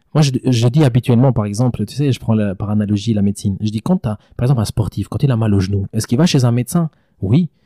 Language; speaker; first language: French; native; French